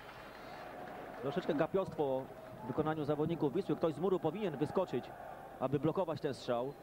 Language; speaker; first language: Polish; native; Polish